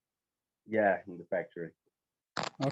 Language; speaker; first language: English; non-native, learner; Portuguese